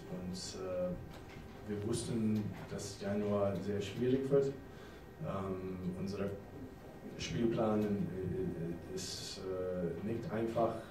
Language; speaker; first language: German; non-native, fluent; English